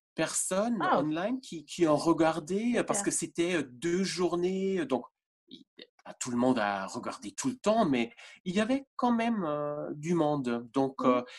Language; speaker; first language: French; non-native, fluent; German